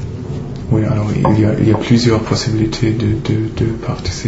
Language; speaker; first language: French; non-native, fluent; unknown